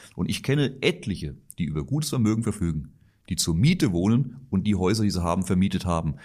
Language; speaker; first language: German; native; German